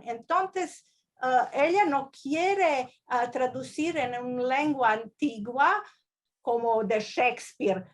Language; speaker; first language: Spanish; non-native, learner; Croatian